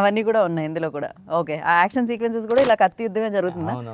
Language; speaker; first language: Telugu; native; Telugu